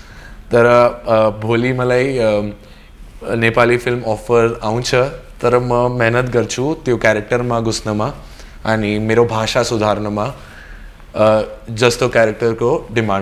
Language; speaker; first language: Nepali; non-native, learner; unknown